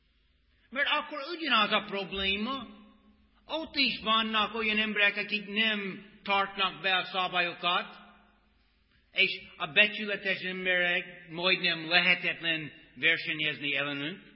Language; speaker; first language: Hungarian; non-native, fluent; English